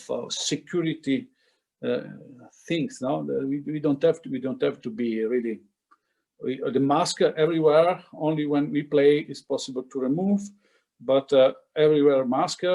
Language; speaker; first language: English; non-native, fluent; Italian